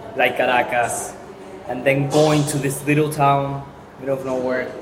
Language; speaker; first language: English; non-native, fluent; Spanish